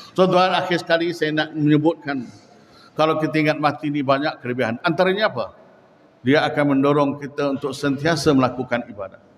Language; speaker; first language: Malay; native; Malay